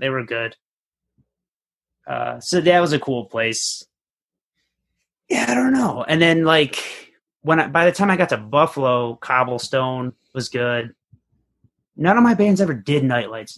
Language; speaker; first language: English; native; English